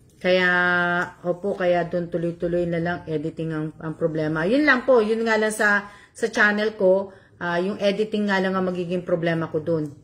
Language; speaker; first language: Filipino; native; Filipino